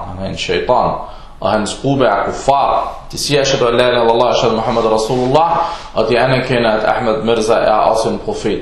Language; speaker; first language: Danish; non-native, fluent; Arabic